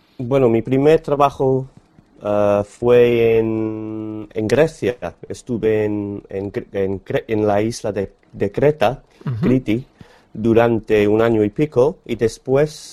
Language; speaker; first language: Spanish; non-native, fluent; English